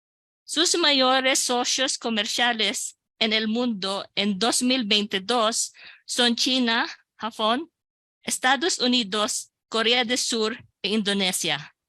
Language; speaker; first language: Spanish; non-native, local second language; Filipino